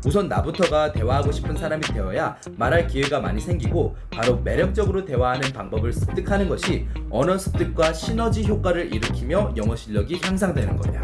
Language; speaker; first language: Korean; native; Korean